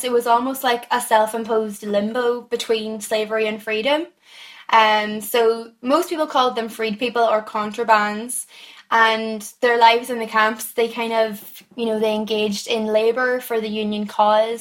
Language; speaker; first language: English; native; English